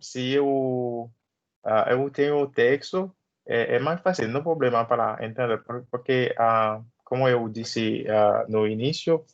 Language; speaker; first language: Portuguese; non-native, learner; Haitian Creole